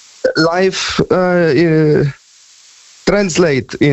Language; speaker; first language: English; non-native, learner; Polish